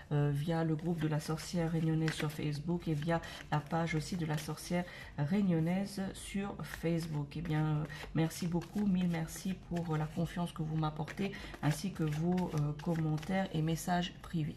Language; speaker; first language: French; native; French